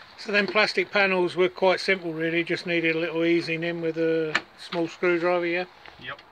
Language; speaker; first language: English; native; English